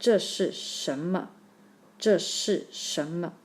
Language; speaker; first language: Chinese; non-native, fluent; English